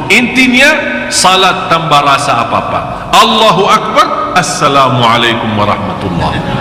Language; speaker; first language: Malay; non-native, fluent; Arabic